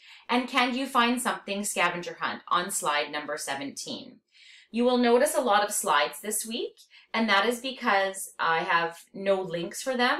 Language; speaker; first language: English; native; English